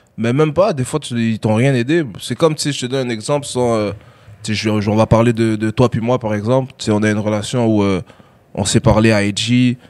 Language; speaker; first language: French; early bilingual, other home language; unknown